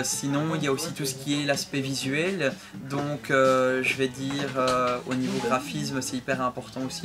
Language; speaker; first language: French; native; French